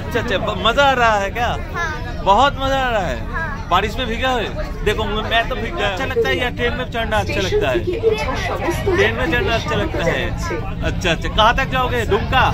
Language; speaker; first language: Hindi; non-native, local second language; Bangla